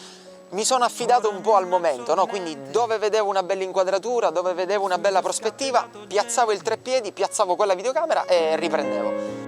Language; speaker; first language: Italian; native; Italian